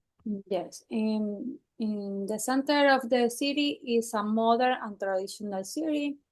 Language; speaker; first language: English; non-native, learner; Spanish